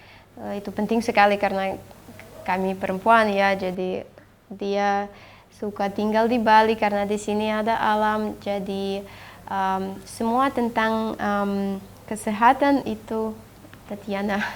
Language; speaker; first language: Indonesian; non-native, fluent; Russian